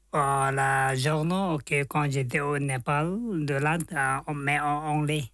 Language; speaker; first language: French; non-native, learner; Tibetan